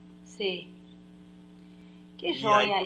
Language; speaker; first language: Spanish; non-native, fluent; Portuguese